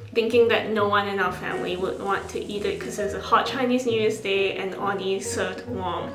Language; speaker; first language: English; non-native, local second language; Min Nan Chinese